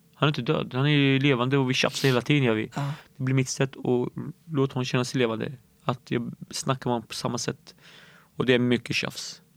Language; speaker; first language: Swedish; early bilingual, other home language; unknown